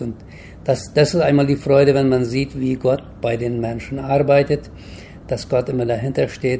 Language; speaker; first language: German; early bilingual, heritage; German